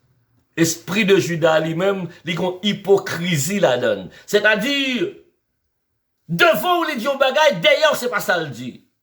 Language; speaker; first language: French; non-native, learner; Haitian Creole